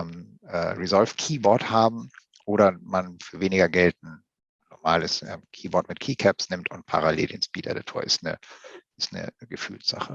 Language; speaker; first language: German; native; German